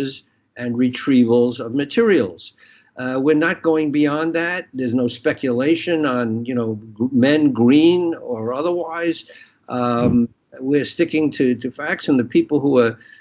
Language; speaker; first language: English; native; English